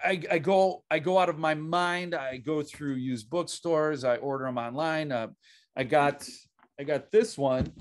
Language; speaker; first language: English; native; English